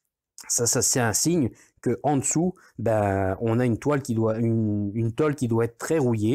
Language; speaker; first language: French; native; French